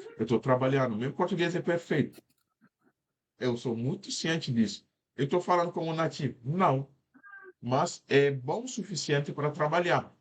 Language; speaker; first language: Portuguese; non-native, fluent; Wolof